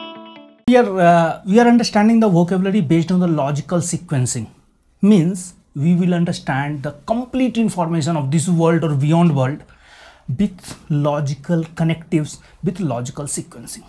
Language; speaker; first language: English; non-native, local second language; Hindi